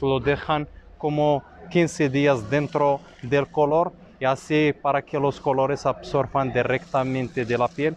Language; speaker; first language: Spanish; non-native, fluent; Arabic